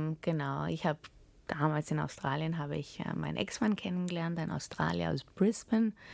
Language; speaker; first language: German; early bilingual, heritage; German